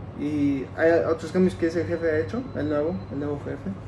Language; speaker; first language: Spanish; early bilingual, heritage; Spanish